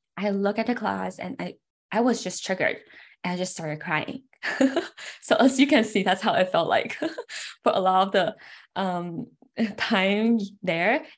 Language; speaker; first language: English; early bilingual, other home language; Chinese